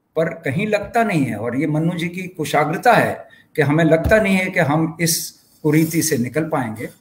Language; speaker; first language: Hindi; native; Hindi